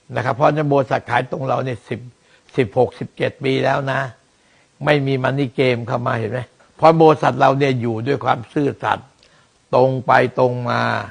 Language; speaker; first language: Thai; early bilingual, other home language; Min Nan Chinese